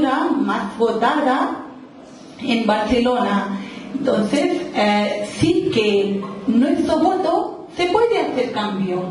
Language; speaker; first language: Spanish; non-native, local second language; Urdu